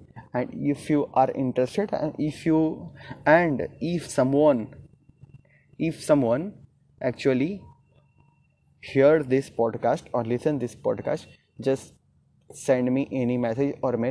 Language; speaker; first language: English; non-native, local second language; Hindi